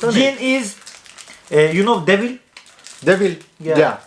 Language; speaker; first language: English; non-native, learner; Turkish